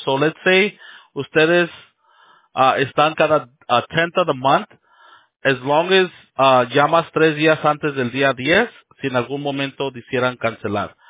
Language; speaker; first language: Spanish; early bilingual, heritage; Spanish